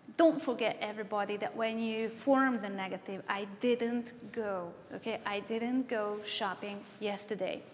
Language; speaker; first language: English; non-native, fluent; Hungarian